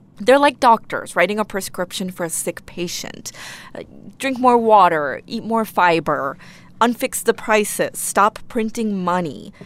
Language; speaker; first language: English; non-native, fluent; Spanish